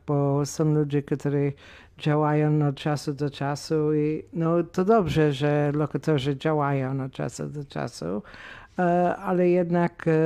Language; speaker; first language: Polish; non-native, fluent; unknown